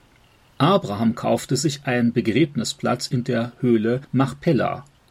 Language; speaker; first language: German; native; German